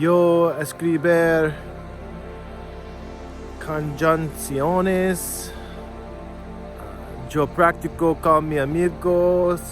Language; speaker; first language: Spanish; non-native, learner; English